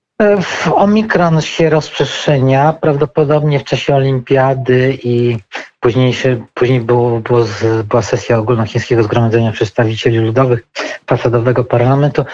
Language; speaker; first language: Polish; native; Polish